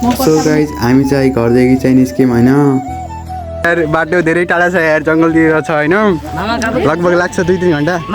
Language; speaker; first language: Nepali; non-native, local second language; Rana Tharu